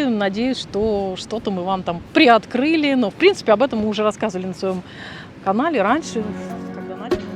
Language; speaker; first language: Russian; native; Russian